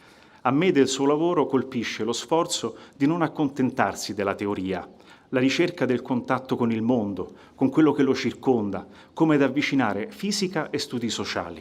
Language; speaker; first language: Italian; native; Italian